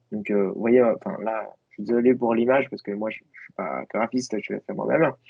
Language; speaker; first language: French; non-native, fluent; Chinese